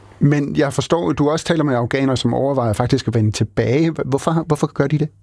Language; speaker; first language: Danish; native; Danish